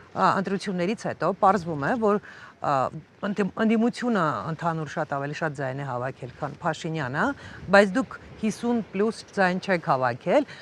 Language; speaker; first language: Armenian; native; Armenian